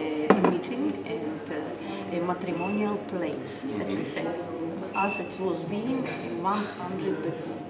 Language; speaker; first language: English; non-native, learner; Russian